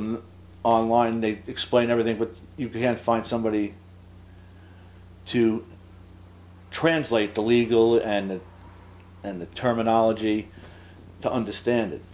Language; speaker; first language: English; native; English